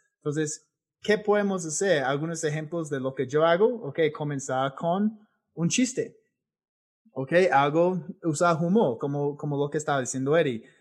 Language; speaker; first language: Spanish; non-native, fluent; English